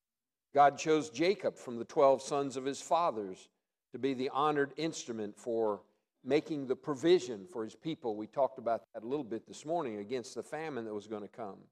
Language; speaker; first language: English; native; English